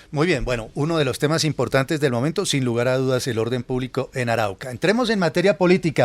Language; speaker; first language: Spanish; native; Spanish